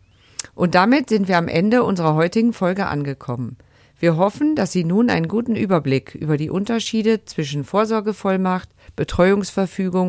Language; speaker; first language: German; native; German